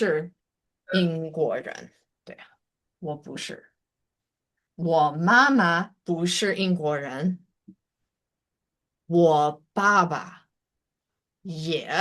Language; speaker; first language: Chinese; non-native, fluent; English